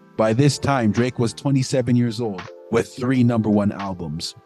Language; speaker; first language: English; native; English